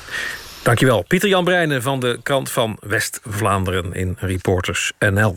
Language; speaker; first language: Dutch; native; Dutch